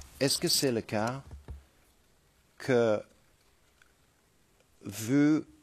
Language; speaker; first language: French; non-native, fluent; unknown